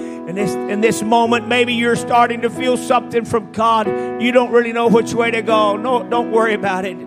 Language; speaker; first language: English; native; English